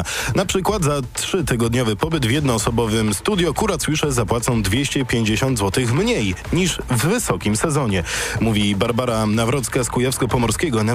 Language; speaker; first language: Polish; native; Polish